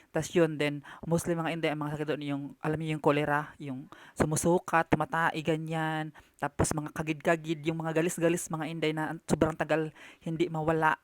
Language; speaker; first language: Filipino; non-native, local second language; Cebuano